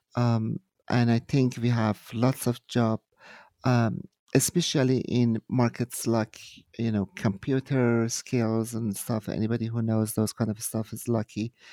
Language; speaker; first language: English; non-native, fluent; Persian